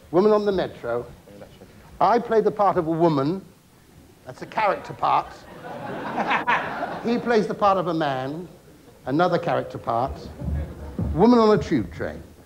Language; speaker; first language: English; native; English